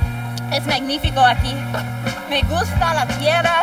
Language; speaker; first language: Spanish; non-native, learner; English